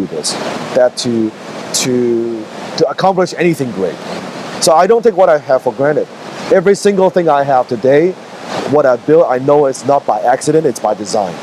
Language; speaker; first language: English; non-native, local second language; Cantonese